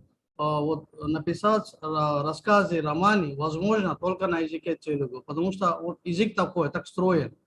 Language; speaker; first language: Russian; native; Russian